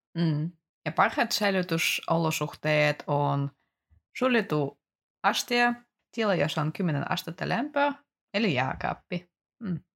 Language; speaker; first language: Finnish; non-native, fluent; Russian